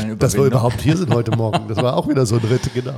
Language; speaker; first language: German; native; German